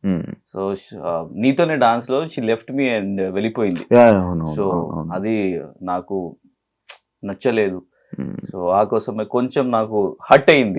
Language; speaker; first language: Telugu; non-native, learner; Hindi